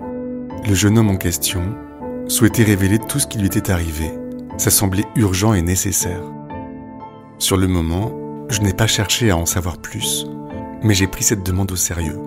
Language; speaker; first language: French; native; French